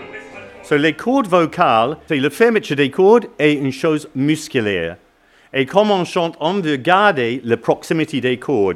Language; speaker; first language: French; non-native, learner; English